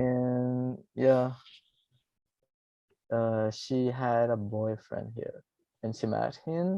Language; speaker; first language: English; non-native, fluent; Portuguese